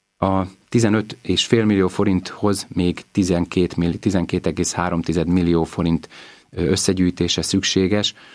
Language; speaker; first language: Hungarian; native; Hungarian